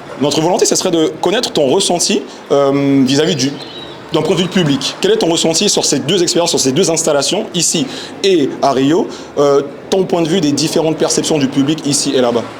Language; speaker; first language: French; native; French